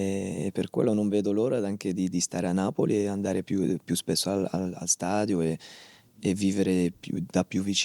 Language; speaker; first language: Italian; non-native, fluent; Dutch